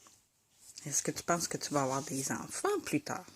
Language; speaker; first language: French; native; French